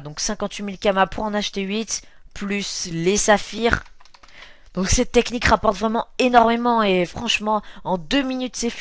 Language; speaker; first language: French; native; French